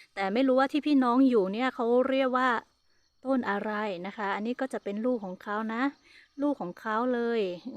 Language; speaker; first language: Thai; non-native, local second language; Hmong